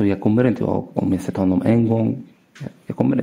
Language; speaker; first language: Swedish; non-native, learner; Arabic